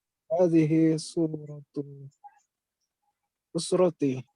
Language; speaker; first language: Arabic; non-native, learner; Indonesian